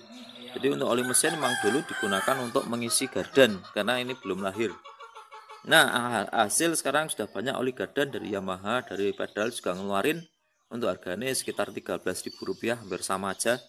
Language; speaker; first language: Indonesian; native; Indonesian